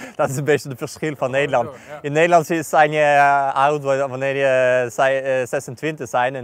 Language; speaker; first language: Dutch; non-native, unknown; Norwegian